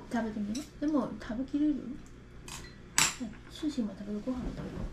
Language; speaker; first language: Japanese; non-native, fluent; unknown